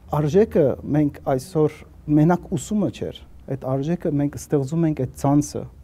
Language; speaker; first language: Armenian; early bilingual, heritage; Armenian